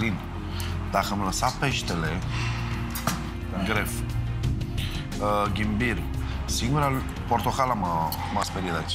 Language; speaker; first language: Romanian; native; Romanian